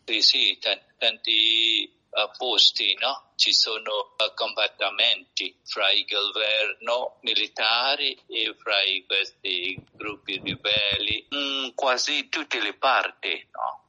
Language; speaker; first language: Italian; non-native, learner; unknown